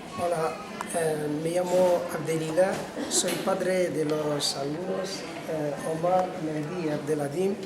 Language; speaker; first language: Spanish; non-native, fluent; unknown